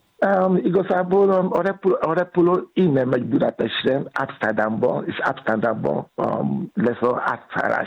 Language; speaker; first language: Hungarian; non-native, fluent; Yoruba